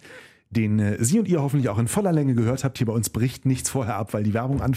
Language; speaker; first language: German; native; German